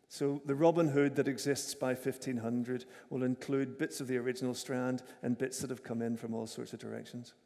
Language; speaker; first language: English; native; English